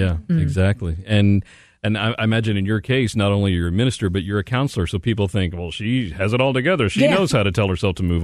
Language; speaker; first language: English; native; English